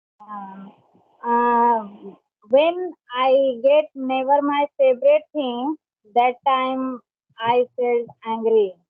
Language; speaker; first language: English; non-native, learner; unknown